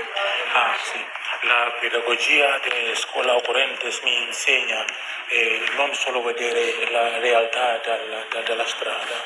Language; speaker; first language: Italian; non-native, learner; Indonesian